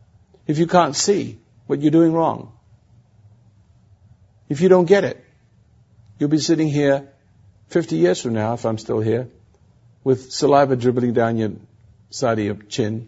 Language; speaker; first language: English; native; English